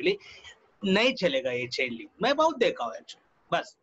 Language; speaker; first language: Hindi; non-native, local second language; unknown